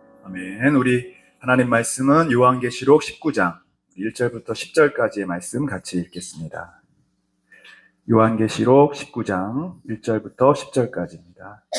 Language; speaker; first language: Korean; native; Korean